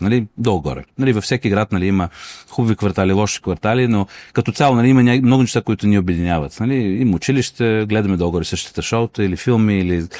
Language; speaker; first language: Bulgarian; non-native, fluent; Russian